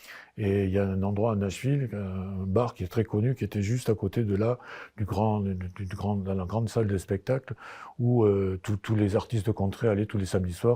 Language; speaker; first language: French; native; French